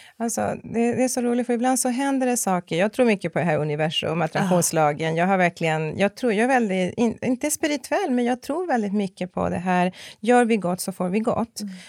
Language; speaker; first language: Swedish; early bilingual, other home language; Spanish